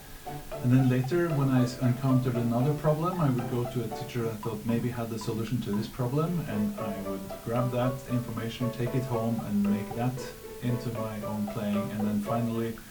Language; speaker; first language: English; non-native, fluent; Norwegian